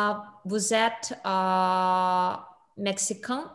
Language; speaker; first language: French; non-native, learner; English